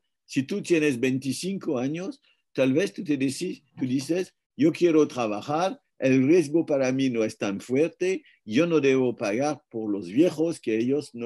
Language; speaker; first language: Spanish; non-native, fluent; French